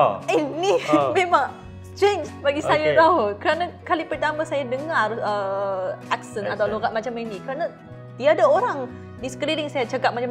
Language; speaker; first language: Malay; non-native, fluent; Chinese